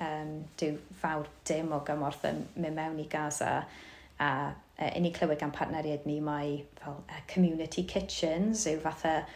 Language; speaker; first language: Welsh; native; Welsh